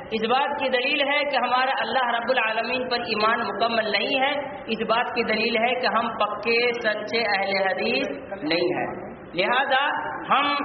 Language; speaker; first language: Urdu; native; Urdu